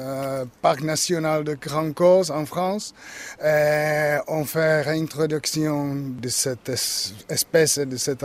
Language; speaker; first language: French; non-native, learner; Czech